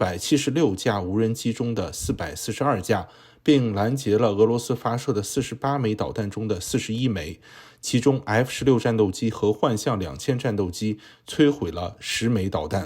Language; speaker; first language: Chinese; native; Chinese